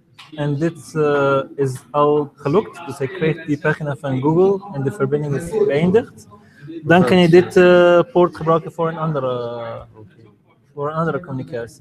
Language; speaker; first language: Dutch; non-native, fluent; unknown